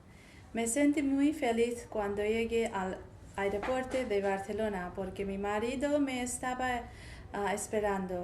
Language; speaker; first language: Spanish; non-native, learner; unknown